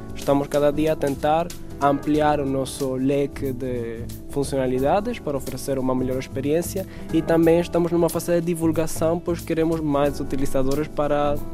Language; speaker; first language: Portuguese; non-native, fluent; Spanish